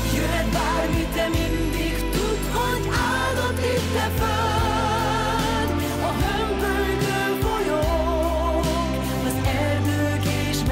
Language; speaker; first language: Hungarian; native; Hungarian